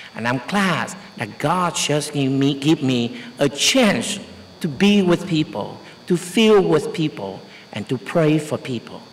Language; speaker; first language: English; non-native, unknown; Vietnamese